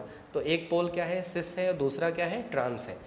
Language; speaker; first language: Hindi; native; Hindi